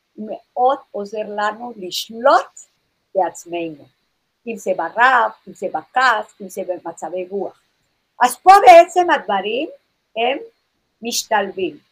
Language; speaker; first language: Hebrew; non-native, fluent; English